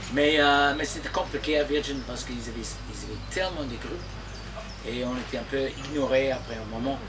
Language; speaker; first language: French; non-native, fluent; English